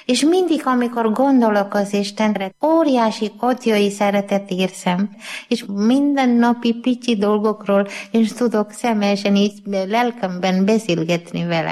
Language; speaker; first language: Hungarian; non-native, learner; Malayalam